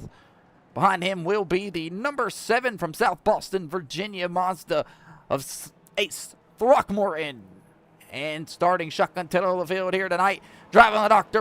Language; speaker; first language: English; native; English